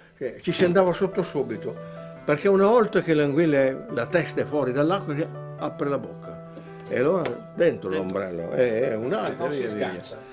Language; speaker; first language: Italian; native; Italian